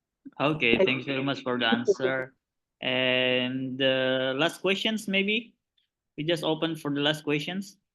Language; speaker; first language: English; non-native, learner; Indonesian